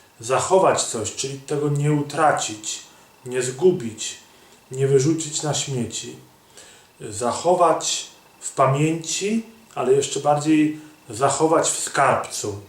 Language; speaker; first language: Polish; native; Polish